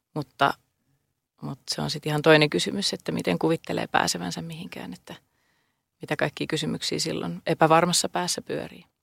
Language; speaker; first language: Finnish; native; Finnish